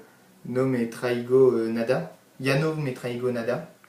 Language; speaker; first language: Spanish; non-native, learner; French